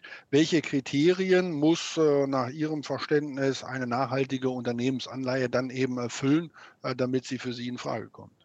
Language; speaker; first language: German; native; German